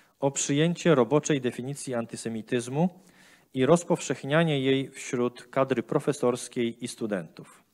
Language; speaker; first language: Polish; native; Polish